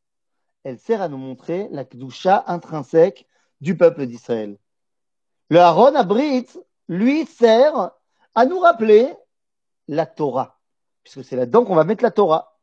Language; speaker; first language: French; native; French